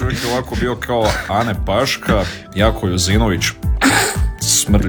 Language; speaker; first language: Serbian; native; Serbian